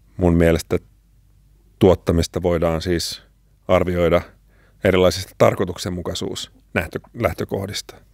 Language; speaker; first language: Finnish; native; Finnish